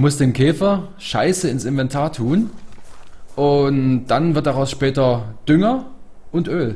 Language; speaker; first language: German; native; German